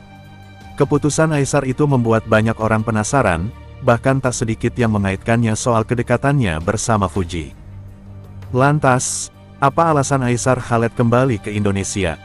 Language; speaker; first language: Indonesian; native; Indonesian